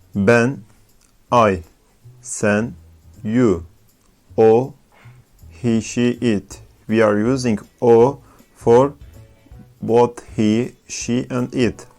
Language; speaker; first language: English; non-native, fluent; Turkish